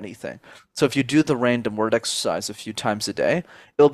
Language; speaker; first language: English; native; English